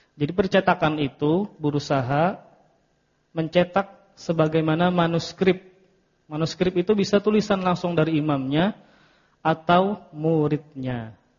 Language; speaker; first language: Indonesian; native; Indonesian